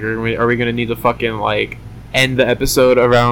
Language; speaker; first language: English; native; English